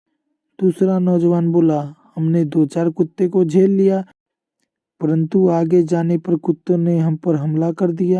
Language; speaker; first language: Hindi; native; Hindi